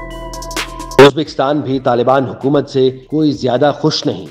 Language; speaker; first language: Urdu; native; Urdu